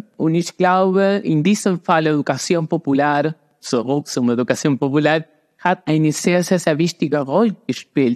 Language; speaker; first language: German; non-native, learner; Spanish